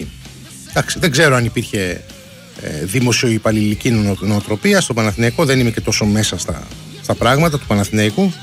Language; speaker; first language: Greek; native; Greek